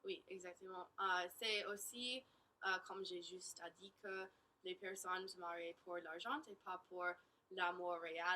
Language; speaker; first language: French; non-native, learner; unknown